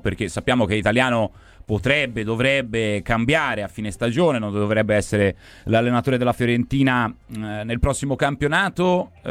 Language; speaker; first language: Italian; native; Italian